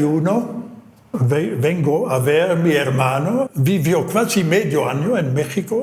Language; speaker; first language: Spanish; non-native, fluent; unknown